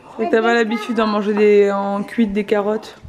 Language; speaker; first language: French; native; French